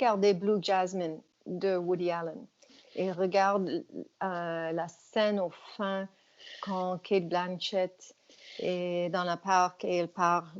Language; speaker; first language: French; non-native, fluent; English